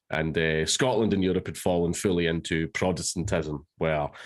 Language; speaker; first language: English; native; English